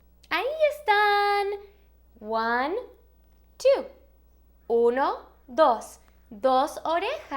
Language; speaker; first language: Spanish; non-native, fluent; English